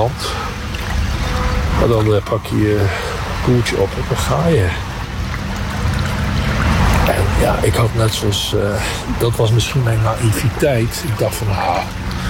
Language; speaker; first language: Dutch; native; Dutch